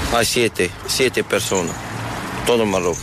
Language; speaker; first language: Spanish; non-native, learner; Arabic